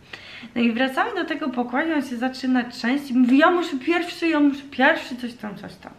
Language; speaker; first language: Polish; early bilingual, heritage; Polish